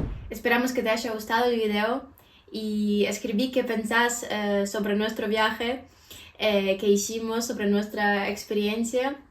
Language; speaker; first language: Spanish; non-native, fluent; Ukrainian